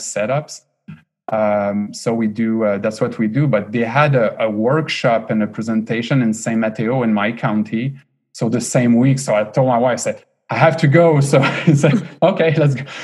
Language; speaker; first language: English; non-native, fluent; French